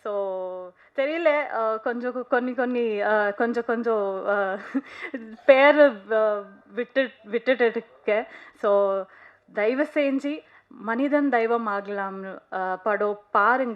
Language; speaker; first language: Tamil; non-native, fluent; Kannada